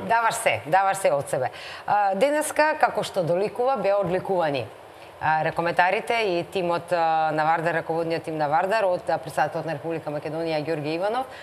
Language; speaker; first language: Macedonian; native; Macedonian